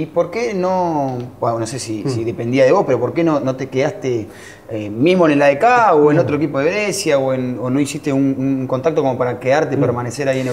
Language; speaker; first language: Spanish; native; Spanish